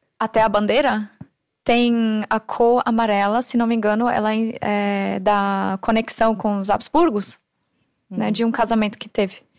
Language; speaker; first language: Portuguese; non-native, fluent; German